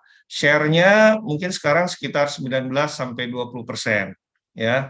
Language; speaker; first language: Indonesian; native; Indonesian